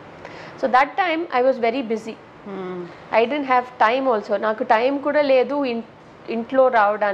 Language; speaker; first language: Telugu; non-native, local second language; Tamil